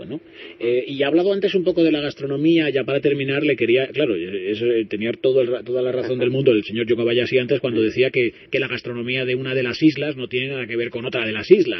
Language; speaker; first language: Spanish; native; Spanish